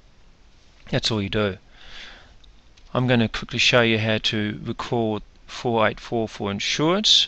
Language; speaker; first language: English; native; English